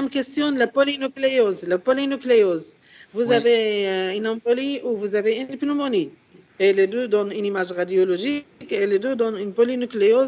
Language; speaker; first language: French; non-native, fluent; Arabic